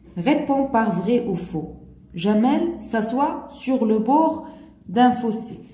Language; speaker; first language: French; non-native, local second language; Arabic